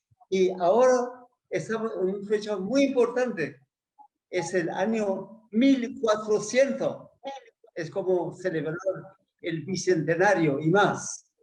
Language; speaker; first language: Spanish; non-native, fluent; Persian